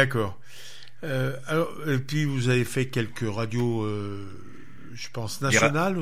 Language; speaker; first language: French; native; French